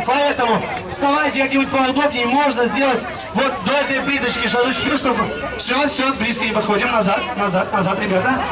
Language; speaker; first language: Russian; native; Russian